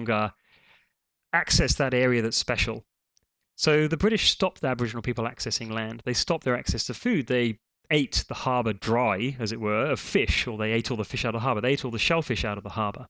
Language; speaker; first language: English; native; English